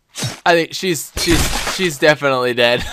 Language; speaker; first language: English; native; English